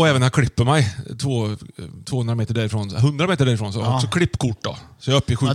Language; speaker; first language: Swedish; native; Swedish